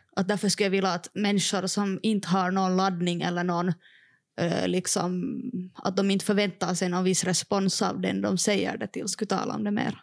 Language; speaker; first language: Swedish; non-native, local second language; Finnish